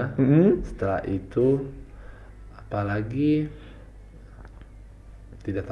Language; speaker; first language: Indonesian; non-native, fluent; Italian